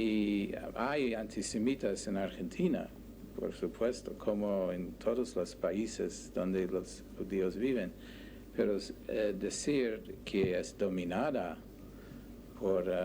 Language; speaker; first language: Spanish; non-native, learner; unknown